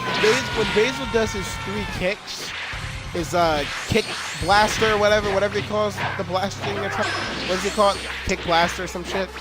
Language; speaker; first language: English; native; English